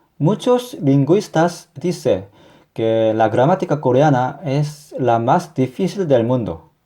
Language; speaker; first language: Spanish; non-native, fluent; Korean